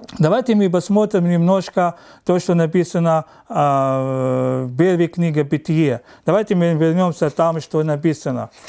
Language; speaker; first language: Russian; non-native, fluent; Arabic